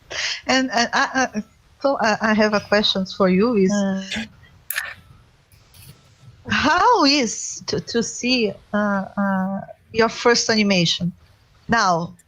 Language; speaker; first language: English; non-native, learner; Portuguese